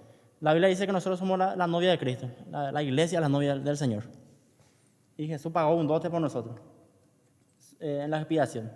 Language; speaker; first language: Spanish; native; Spanish